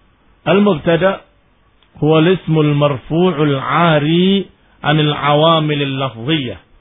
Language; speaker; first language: Arabic; non-native, fluent; Indonesian